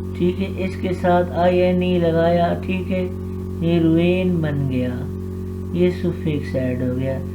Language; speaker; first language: Urdu; non-native, local second language; Punjabi